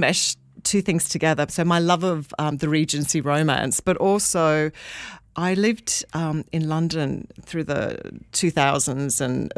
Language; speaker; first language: English; native; English